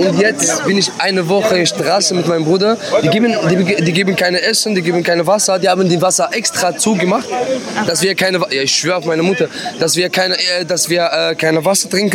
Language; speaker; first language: German; non-native, fluent; Arabic